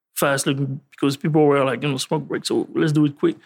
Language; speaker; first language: English; non-native, learner; French